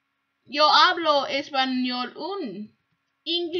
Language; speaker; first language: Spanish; non-native, learner; English